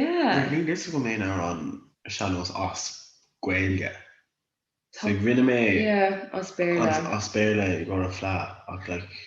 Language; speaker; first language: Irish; non-native, local second language; English